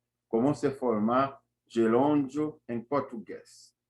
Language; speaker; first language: Portuguese; non-native, fluent; Haitian Creole